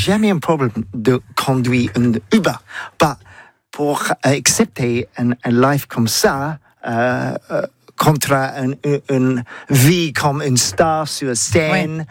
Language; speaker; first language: French; non-native, learner; English